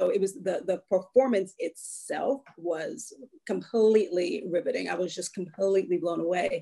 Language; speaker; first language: English; native; English